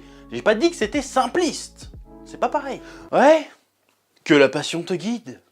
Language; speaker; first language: French; native; French